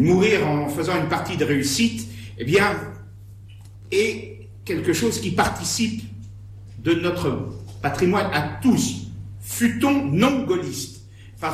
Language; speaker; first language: French; native; French